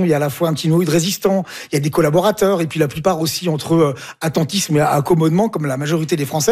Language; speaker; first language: French; native; French